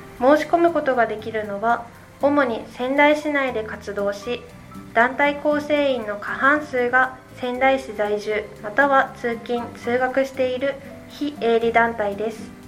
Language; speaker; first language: Japanese; native; Japanese